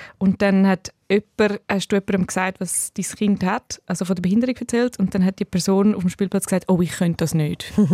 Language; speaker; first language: German; native; German